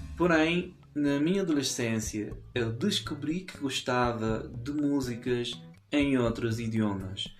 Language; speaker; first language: Portuguese; non-native, fluent; Spanish